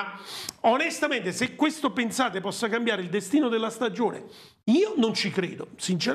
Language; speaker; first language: Italian; native; Italian